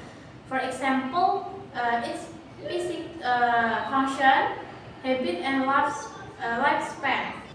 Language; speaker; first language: English; non-native, learner; Indonesian